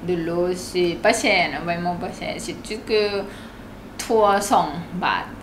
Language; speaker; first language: French; non-native, learner; Thai